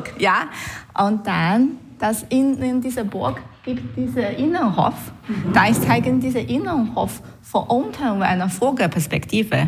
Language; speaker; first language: German; non-native, learner; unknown